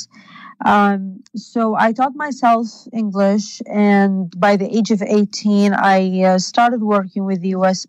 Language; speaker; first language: English; non-native, fluent; Arabic